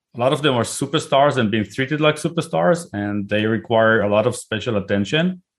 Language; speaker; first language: English; non-native, fluent; Hebrew